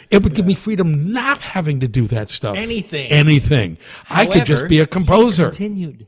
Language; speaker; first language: English; native; English